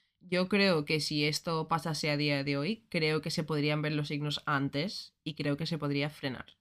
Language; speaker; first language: Spanish; native; Spanish